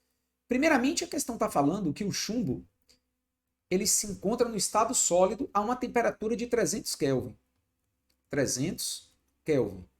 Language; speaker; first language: Portuguese; native; Portuguese